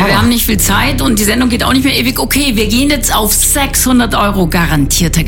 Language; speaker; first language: German; native; German